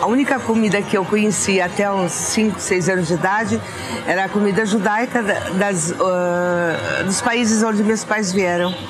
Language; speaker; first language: Portuguese; early bilingual, other home language; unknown